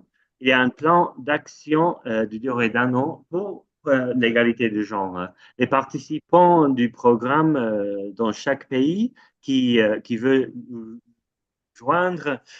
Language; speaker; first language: French; non-native, fluent; English